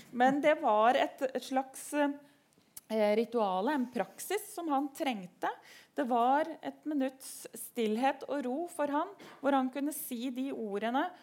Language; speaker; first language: Norwegian; native; Norwegian